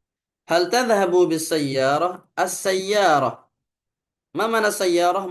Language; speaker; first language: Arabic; non-native, fluent; Indonesian